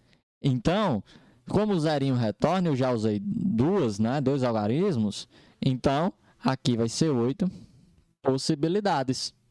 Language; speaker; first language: Portuguese; native; Portuguese